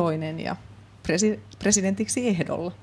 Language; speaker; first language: Finnish; native; Finnish